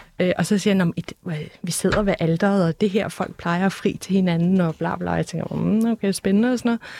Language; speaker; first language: Danish; early bilingual, other home language; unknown